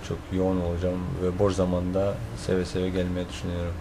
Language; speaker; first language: Turkish; non-native, fluent; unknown